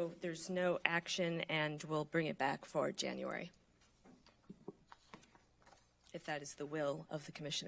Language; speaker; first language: English; native; English